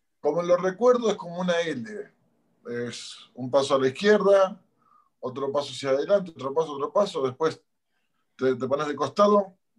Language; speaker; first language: Spanish; native; Spanish